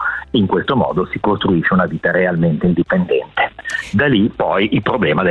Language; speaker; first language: Italian; native; Italian